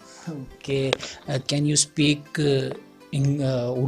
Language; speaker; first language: English; non-native, local second language; Urdu